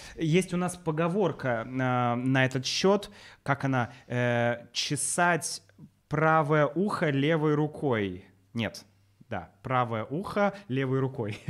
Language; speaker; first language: Russian; native; Russian